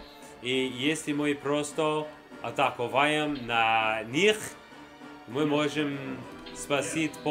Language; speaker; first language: Russian; non-native, learner; English